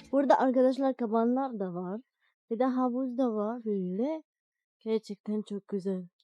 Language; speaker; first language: Turkish; non-native, learner; Arabic